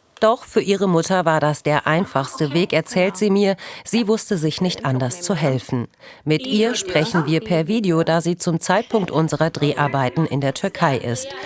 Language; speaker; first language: German; early bilingual, other home language; Turkish